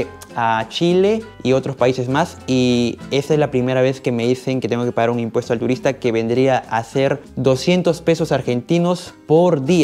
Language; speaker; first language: Spanish; native; Spanish